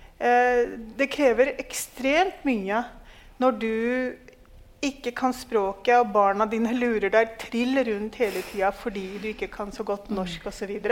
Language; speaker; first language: Norwegian; early bilingual, other home language; Urdu